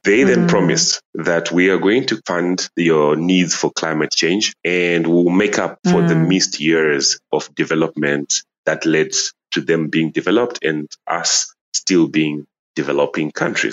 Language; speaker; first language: English; non-native, local second language; Nyanja